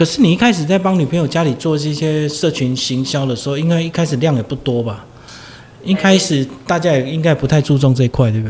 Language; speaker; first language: Chinese; native; Chinese